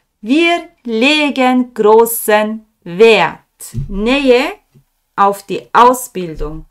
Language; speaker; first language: German; non-native, fluent; Turkish